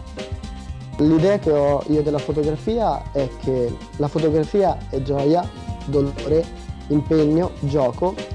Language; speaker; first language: Italian; native; Italian